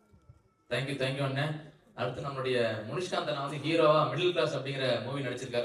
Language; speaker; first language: Tamil; native; Tamil